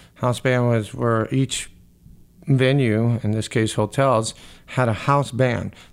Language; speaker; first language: English; early bilingual, other home language; Spanish